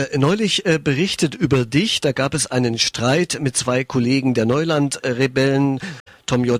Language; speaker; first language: German; native; German